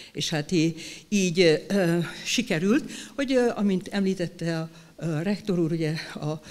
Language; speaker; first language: Hungarian; native; Hungarian